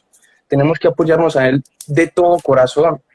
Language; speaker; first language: Spanish; native; Spanish